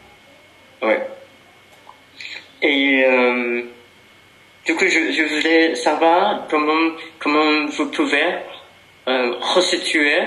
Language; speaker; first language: French; non-native, fluent; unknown